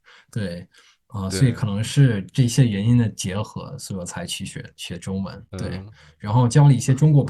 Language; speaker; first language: Chinese; non-native, fluent; English